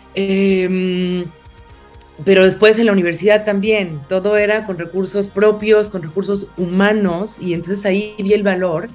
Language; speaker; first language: Spanish; native; Spanish